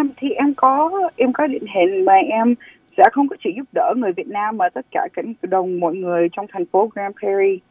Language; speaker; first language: Vietnamese; early bilingual, heritage; Vietnamese